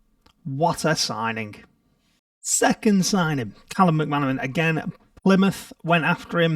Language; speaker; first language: English; native; English